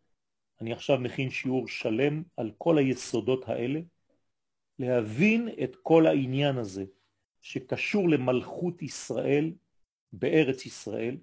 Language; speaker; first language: Hebrew; non-native, fluent; French